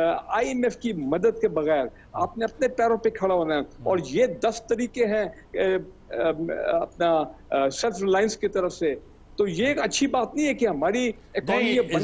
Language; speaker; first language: Urdu; native; Urdu